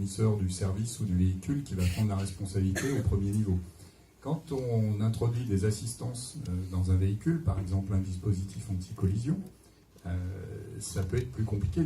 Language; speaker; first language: French; native; French